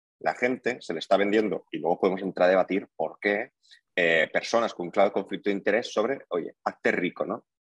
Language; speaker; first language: Spanish; native; Spanish